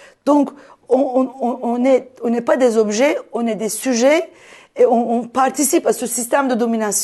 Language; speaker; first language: French; non-native, fluent; Turkish